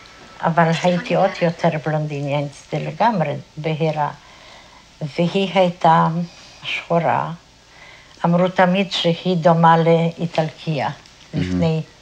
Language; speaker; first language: Hebrew; non-native, fluent; Polish